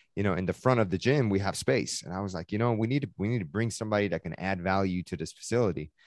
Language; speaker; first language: English; early bilingual, other home language; Persian